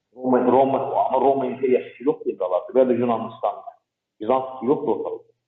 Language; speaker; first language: Azerbaijani; non-native, local second language; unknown